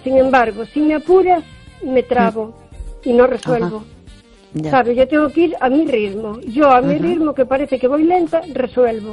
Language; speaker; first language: Spanish; native; Spanish